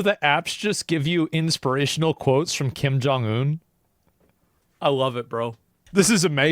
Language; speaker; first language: English; native; English